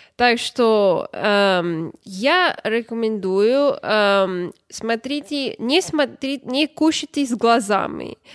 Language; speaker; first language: Russian; non-native, fluent; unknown